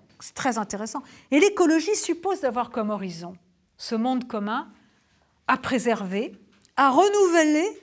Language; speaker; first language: French; native; French